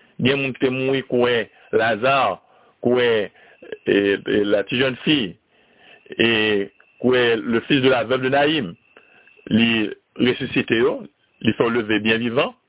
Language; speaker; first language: French; non-native, learner; Haitian Creole